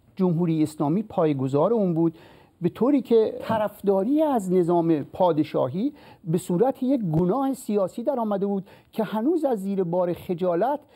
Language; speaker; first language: Persian; native; Persian